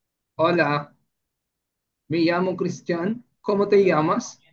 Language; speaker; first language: Spanish; non-native, learner; Filipino